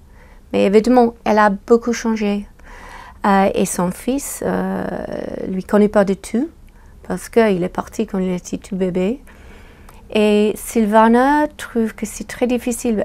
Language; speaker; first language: French; non-native, fluent; English